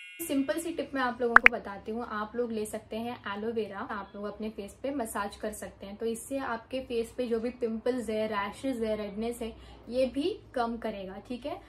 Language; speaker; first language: Hindi; non-native, local second language; Marathi